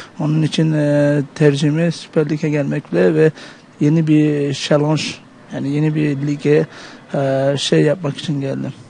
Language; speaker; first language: Turkish; early bilingual, heritage; Turkish